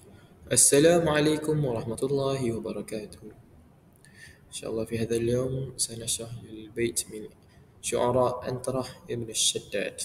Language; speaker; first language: Arabic; non-native, learner; Malay